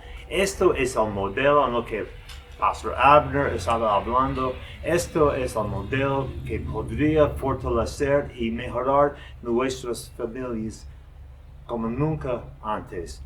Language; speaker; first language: Spanish; non-native, fluent; English